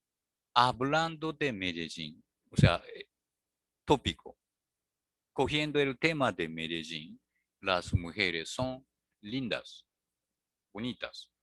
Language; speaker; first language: Spanish; non-native, learner; Japanese